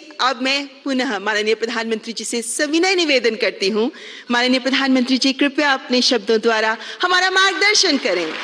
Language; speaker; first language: Hindi; native; Hindi